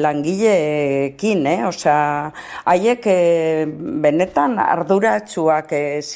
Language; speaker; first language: Basque; non-native, local second language; Spanish